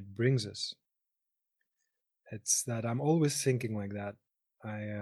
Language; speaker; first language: English; non-native, fluent; Greek